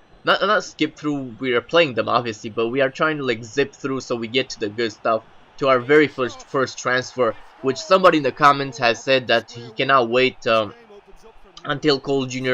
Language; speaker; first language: English; native; English